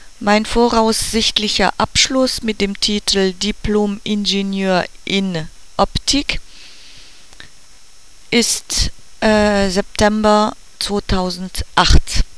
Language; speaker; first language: German; non-native, learner; French